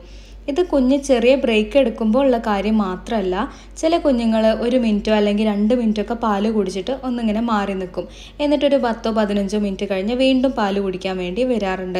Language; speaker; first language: Malayalam; native; Malayalam